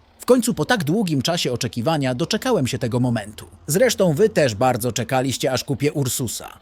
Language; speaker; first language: Polish; native; Polish